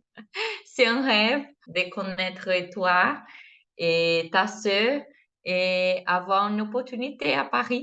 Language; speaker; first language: French; non-native, learner; Portuguese